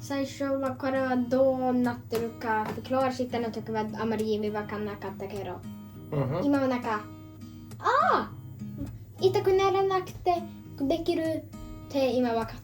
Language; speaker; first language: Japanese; early bilingual, heritage; Swedish